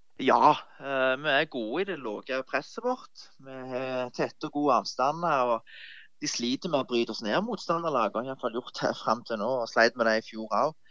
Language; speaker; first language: Norwegian; native; Norwegian